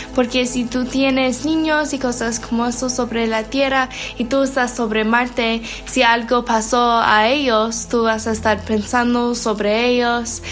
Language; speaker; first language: Spanish; non-native, learner; English